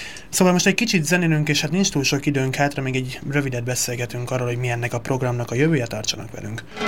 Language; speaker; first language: Hungarian; native; Hungarian